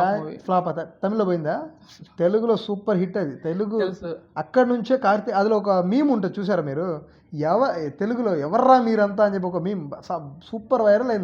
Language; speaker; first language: Telugu; native; Telugu